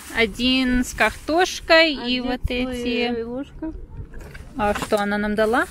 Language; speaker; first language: Russian; non-native, fluent; English